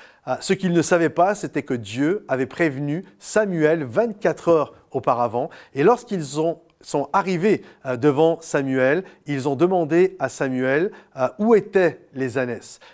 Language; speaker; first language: French; native; French